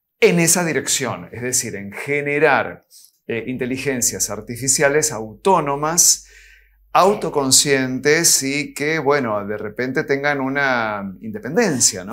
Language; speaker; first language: Spanish; native; Spanish